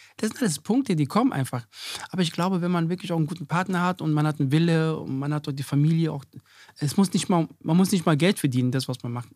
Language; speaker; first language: German; early bilingual, other home language; Akan